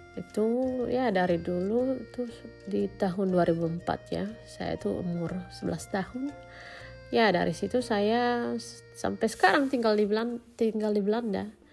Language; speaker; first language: Indonesian; native; Indonesian